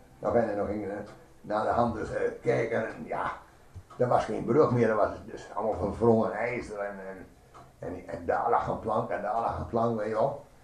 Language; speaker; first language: Dutch; native; Dutch